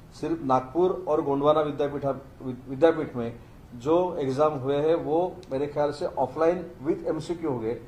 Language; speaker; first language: Hindi; non-native, local second language; Marathi